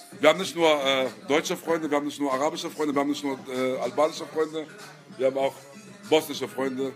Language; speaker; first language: German; early bilingual, other home language; Arabic